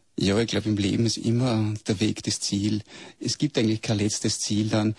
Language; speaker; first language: German; native; German